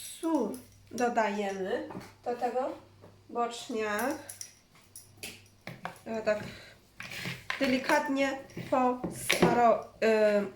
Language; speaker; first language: Polish; non-native, learner; Chinese